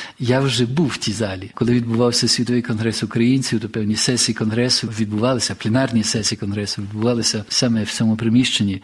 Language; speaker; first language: Ukrainian; early bilingual, heritage; Ukrainian